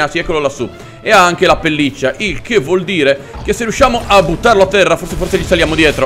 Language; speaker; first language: Italian; native; Italian